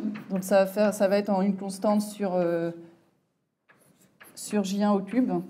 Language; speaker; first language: French; native; French